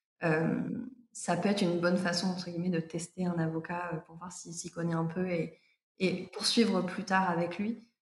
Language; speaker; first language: French; native; French